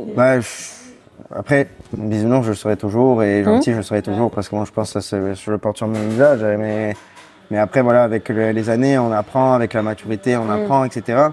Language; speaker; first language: French; native; French